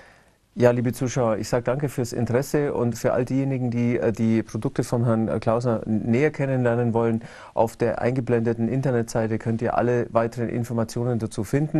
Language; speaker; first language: German; native; German